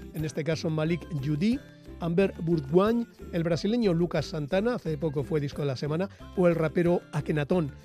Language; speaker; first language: Spanish; native; Spanish